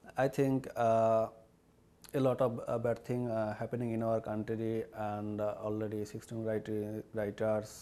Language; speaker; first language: English; non-native, learner; Bangla